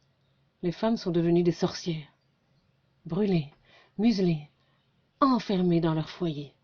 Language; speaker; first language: French; native; French